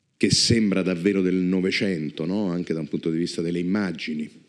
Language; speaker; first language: Italian; native; Italian